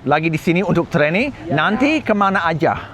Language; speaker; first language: Indonesian; non-native, fluent; English